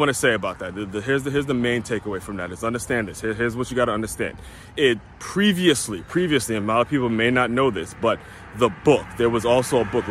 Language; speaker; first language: English; native; English